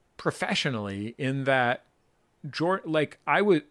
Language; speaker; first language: English; native; English